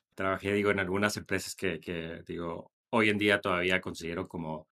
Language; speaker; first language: Spanish; native; Spanish